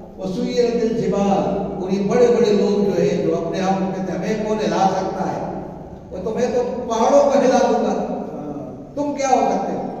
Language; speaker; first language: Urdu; native; Urdu